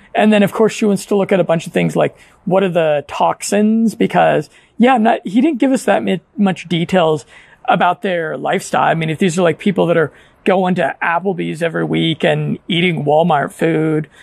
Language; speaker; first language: English; native; English